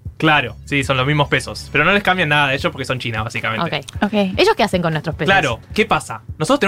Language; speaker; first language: Spanish; native; Spanish